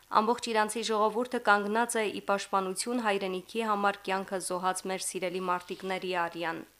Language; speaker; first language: Armenian; native; Armenian